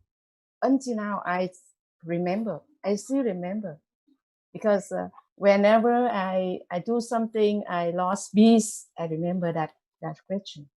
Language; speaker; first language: English; non-native, learner; Vietnamese